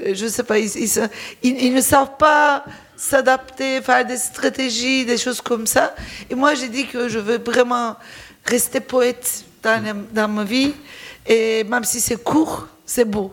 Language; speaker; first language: French; non-native, fluent; Turkish